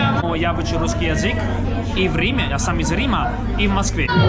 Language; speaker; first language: Russian; non-native, fluent; Italian